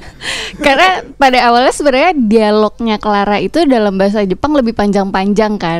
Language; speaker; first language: Indonesian; native; Indonesian